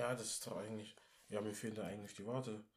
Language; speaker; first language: German; non-native, local second language; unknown